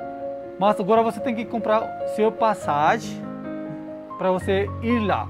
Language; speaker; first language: Portuguese; non-native, learner; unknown